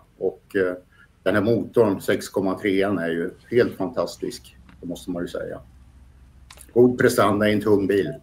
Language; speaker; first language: Swedish; native; Swedish